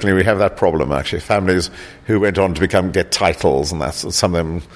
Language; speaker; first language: English; native; English